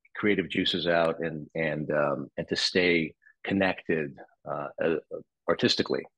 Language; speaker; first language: English; native; English